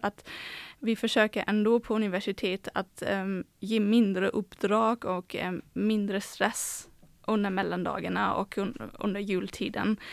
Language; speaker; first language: Swedish; non-native, fluent; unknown